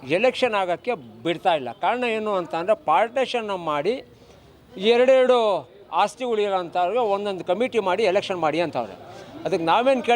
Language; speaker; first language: Kannada; non-native, local second language; Urdu